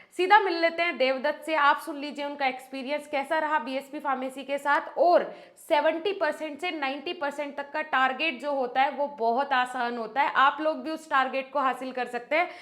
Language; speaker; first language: Hindi; native; Hindi